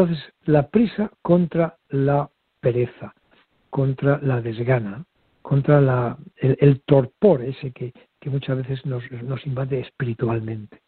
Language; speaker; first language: Spanish; native; Spanish